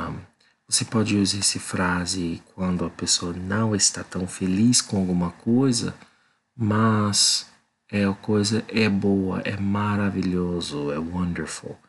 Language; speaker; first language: Portuguese; non-native, learner; English